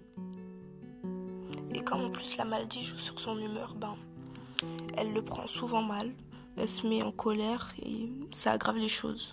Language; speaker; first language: French; native; French